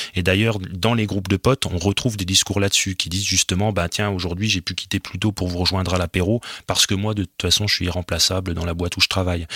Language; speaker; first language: French; native; French